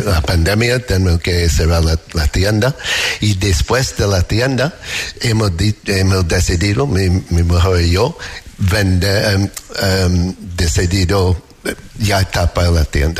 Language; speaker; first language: Spanish; non-native, learner; English